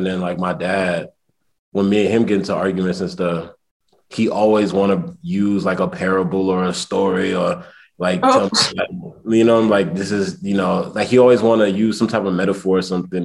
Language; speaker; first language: English; native; English